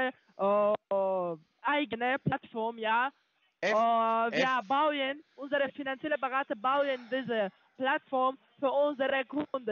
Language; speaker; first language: German; non-native, learner; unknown